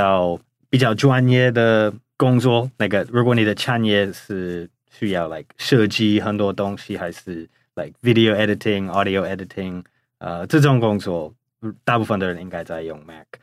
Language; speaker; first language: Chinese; non-native, fluent; English